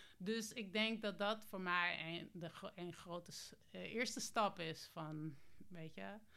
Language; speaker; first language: Dutch; native; Dutch